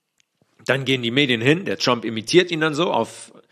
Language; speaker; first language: German; native; German